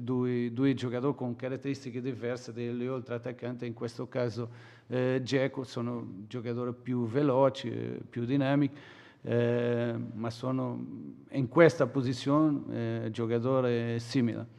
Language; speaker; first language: Italian; non-native, fluent; Portuguese